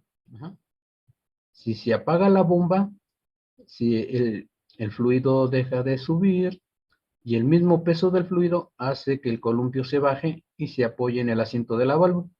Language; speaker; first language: Spanish; native; Spanish